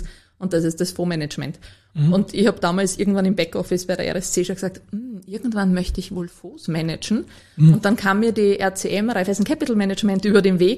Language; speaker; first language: German; native; German